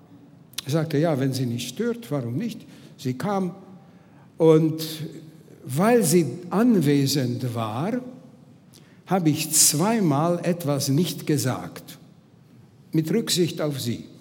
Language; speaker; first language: German; non-native, fluent; Hungarian